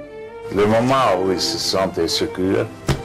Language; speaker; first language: French; non-native, fluent; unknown